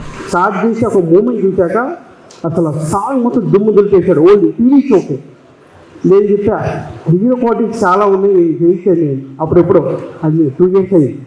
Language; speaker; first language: Telugu; native; Telugu